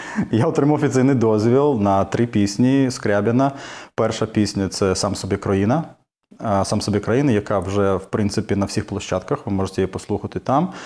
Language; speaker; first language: Ukrainian; non-native, fluent; Russian